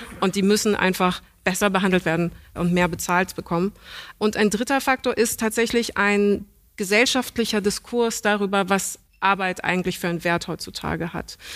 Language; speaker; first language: German; early bilingual, other home language; English